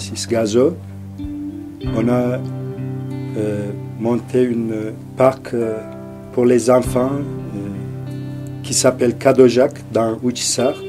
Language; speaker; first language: French; non-native, fluent; Turkish